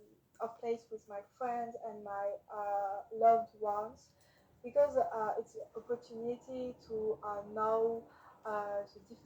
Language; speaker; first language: English; non-native, learner; French